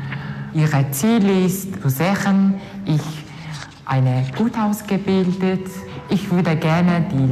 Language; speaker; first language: German; non-native, learner; Mongolian